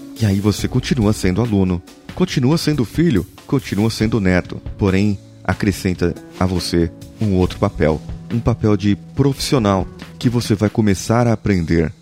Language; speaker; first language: Portuguese; native; Portuguese